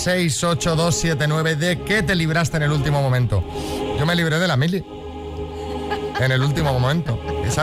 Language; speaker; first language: Spanish; native; Spanish